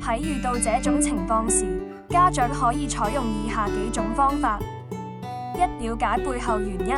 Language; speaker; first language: Cantonese; native; Cantonese